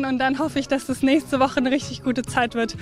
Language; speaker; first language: German; native; German